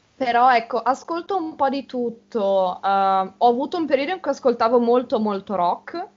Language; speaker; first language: Italian; native; Italian